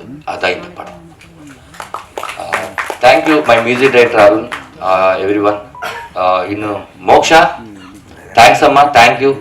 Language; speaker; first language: Tamil; non-native, learner; Telugu